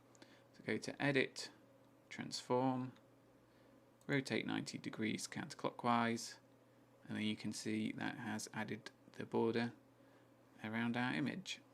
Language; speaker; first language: English; native; English